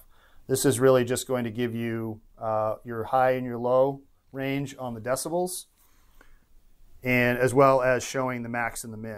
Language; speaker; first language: English; native; English